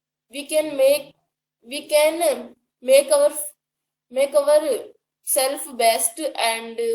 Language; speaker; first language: English; non-native, learner; Hindi